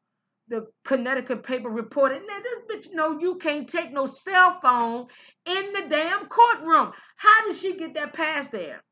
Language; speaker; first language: English; native; English